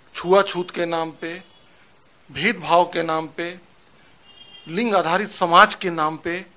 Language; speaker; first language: Hindi; native; Hindi